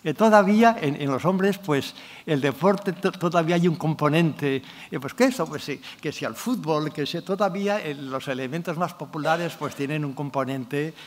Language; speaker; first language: Spanish; non-native, local second language; Catalan